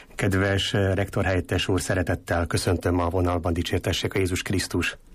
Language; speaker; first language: Hungarian; native; Hungarian